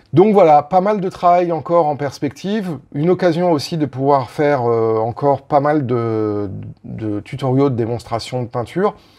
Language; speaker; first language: French; native; French